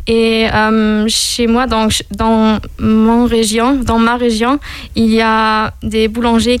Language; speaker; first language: French; non-native, fluent; German